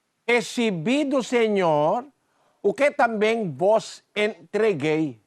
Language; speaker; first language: Portuguese; non-native, learner; Filipino